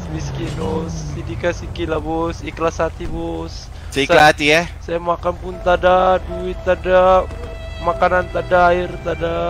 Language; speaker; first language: Malay; native; Malay